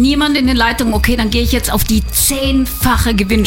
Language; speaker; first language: German; native; German